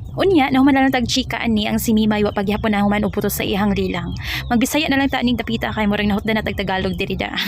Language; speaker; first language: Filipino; non-native, local second language; Cebuano